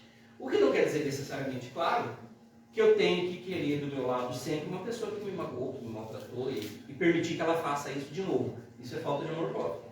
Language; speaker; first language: Portuguese; native; Portuguese